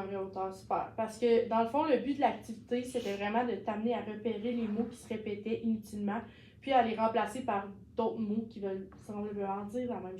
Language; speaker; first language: French; native; French